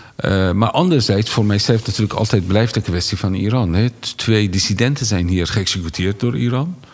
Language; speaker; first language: Dutch; non-native, fluent; Persian